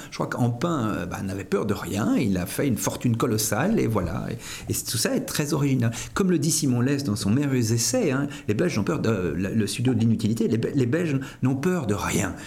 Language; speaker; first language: French; native; French